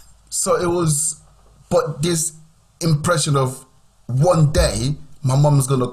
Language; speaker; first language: English; non-native, local second language; Yoruba